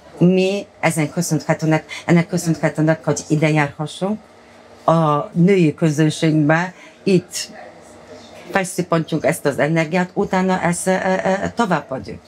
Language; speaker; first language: Hungarian; non-native, fluent; Polish